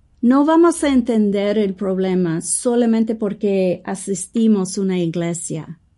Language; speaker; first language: Spanish; non-native, fluent; English